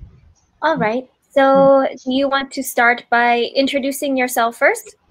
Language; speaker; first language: English; non-native, fluent; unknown